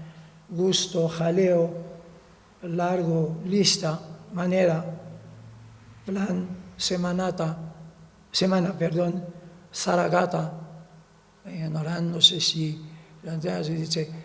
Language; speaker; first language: Spanish; non-native, fluent; Arabic